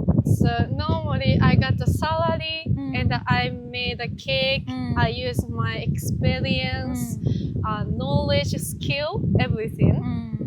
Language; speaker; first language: English; non-native, learner; Japanese